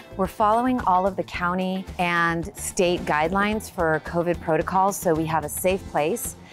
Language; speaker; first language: English; native; English